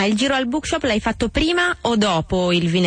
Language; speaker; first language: Italian; native; Italian